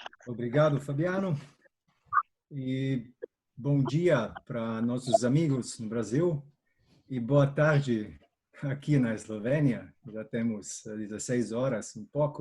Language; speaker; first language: Portuguese; non-native, fluent; Slovenian